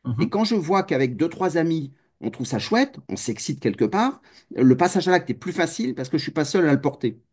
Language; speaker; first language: French; native; French